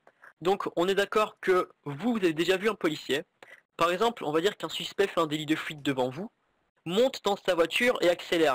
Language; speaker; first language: French; native; French